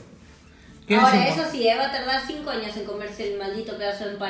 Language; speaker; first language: Spanish; native; Spanish